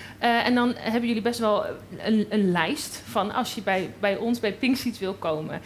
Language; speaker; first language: Dutch; native; Dutch